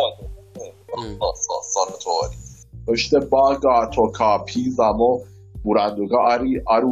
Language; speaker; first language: Japanese; non-native, learner; Persian